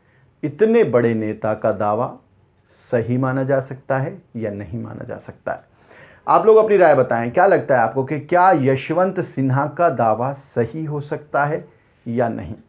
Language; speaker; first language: Hindi; native; Hindi